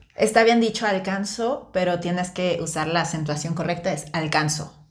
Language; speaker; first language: Spanish; native; Spanish